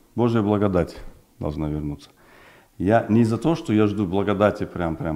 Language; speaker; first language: Russian; non-native, local second language; Uzbek